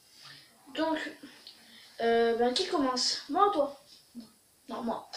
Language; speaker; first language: French; native; French